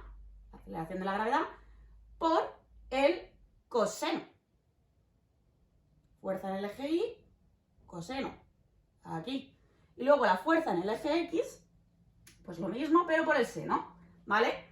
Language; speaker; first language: Spanish; native; Spanish